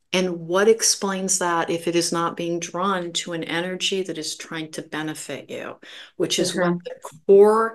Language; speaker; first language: English; native; English